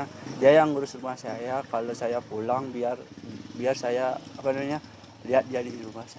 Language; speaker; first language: Indonesian; non-native, local second language; Balinese